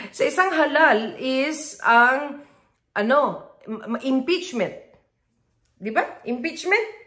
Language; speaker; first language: Filipino; non-native, local second language; Cebuano